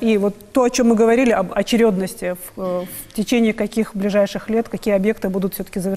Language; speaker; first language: Russian; native; Russian